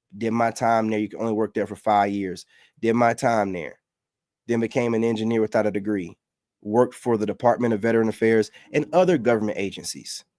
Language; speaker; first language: English; native; English